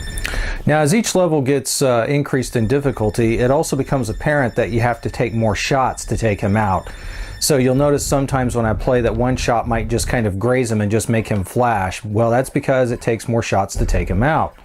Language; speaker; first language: English; native; English